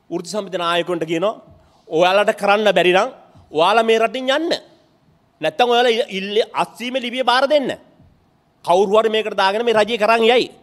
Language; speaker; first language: Sinhala; native; Sinhala